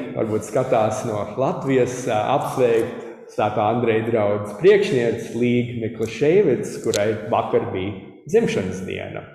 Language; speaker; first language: Latvian; early bilingual, heritage; Latvian